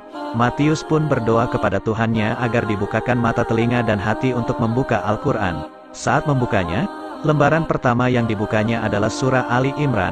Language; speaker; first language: Indonesian; native; Indonesian